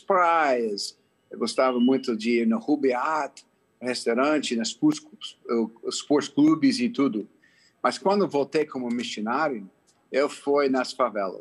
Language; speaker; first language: Portuguese; non-native, fluent; English